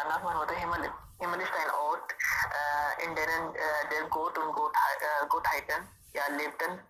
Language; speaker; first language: German; non-native, learner; Hindi